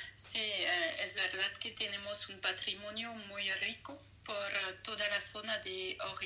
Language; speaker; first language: Spanish; non-native, fluent; French